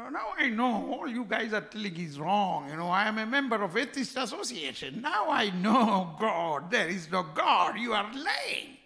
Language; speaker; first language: English; non-native, local second language; Malayalam